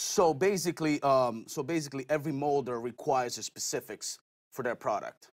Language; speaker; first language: English; non-native, fluent; Portuguese